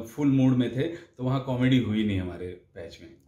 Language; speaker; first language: Hindi; native; Hindi